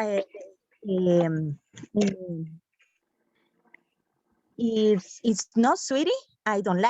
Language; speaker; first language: English; non-native, learner; Spanish